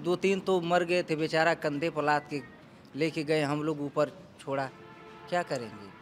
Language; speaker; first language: Hindi; native; Hindi